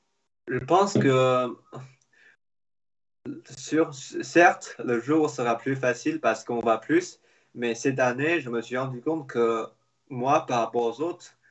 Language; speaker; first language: French; non-native, fluent; Chinese